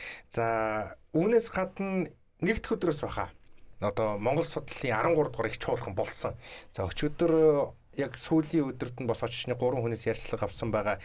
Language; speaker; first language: Mongolian; native; Mongolian